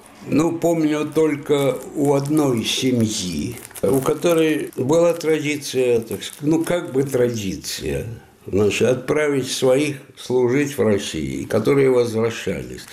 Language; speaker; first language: Russian; non-native, fluent; Italian